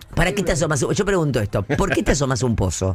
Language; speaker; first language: Spanish; native; Spanish